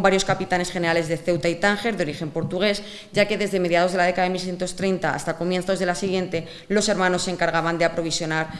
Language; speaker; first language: Spanish; native; Spanish